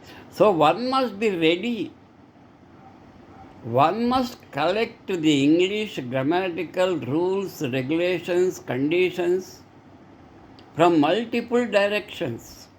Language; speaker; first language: English; non-native, local second language; Telugu